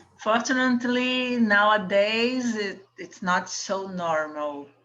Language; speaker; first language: English; non-native, learner; Portuguese